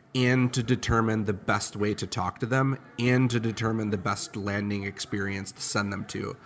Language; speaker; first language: English; native; English